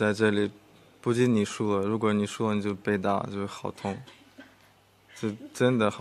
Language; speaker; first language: Chinese; non-native, fluent; Russian